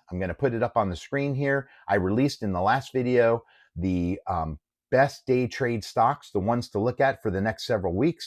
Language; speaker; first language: English; native; English